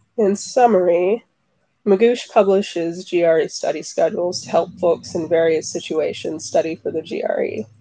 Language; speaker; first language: English; native; English